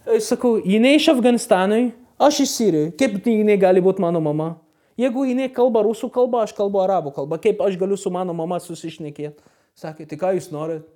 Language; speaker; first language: Lithuanian; non-native, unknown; Arabic